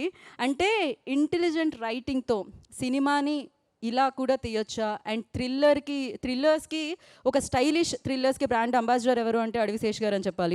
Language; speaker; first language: Telugu; native; Telugu